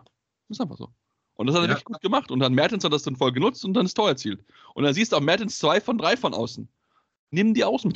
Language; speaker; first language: German; native; German